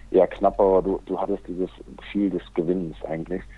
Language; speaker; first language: German; native; German